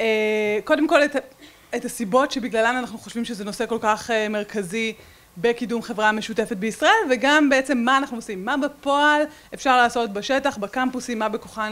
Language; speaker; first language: Hebrew; native; Hebrew